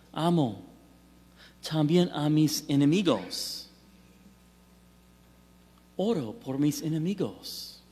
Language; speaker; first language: Spanish; non-native, fluent; English